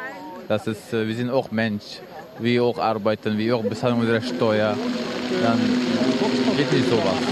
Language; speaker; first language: German; non-native, learner; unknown